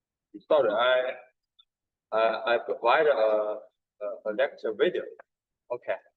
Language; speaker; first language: English; non-native, learner; Chinese